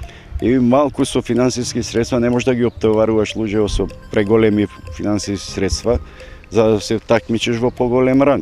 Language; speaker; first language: Macedonian; native; Macedonian